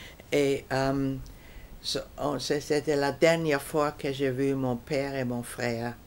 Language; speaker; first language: French; non-native, fluent; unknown